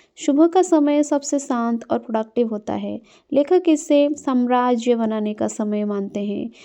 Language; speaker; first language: Hindi; non-native, local second language; Odia